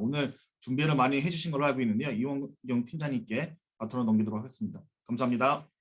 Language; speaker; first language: Korean; native; Korean